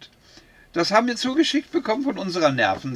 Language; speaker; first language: German; native; German